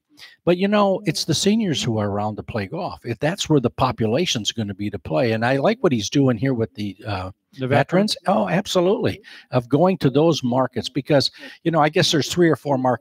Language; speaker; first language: English; native; English